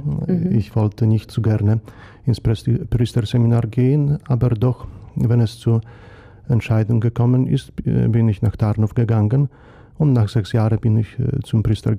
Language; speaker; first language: German; non-native, fluent; Polish